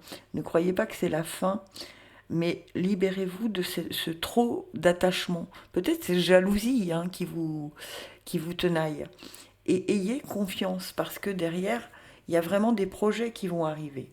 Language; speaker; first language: French; native; French